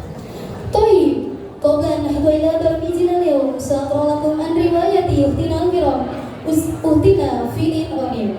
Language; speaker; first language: Arabic; non-native, learner; Indonesian